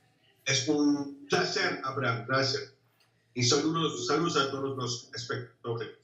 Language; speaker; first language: Spanish; non-native, fluent; English